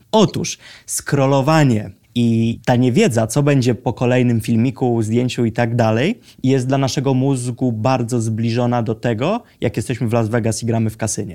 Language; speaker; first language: Polish; native; Polish